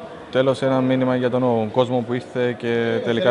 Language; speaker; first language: Greek; native; Greek